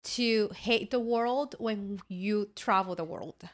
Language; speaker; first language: English; early bilingual, other home language; Spanish